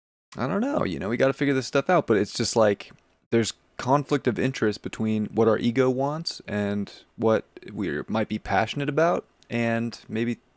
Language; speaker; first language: English; native; English